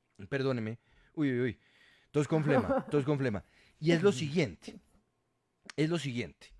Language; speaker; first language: Spanish; native; Spanish